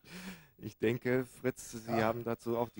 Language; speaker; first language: German; native; German